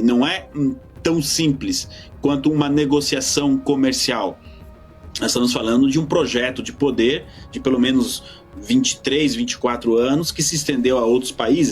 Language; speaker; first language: Portuguese; native; Portuguese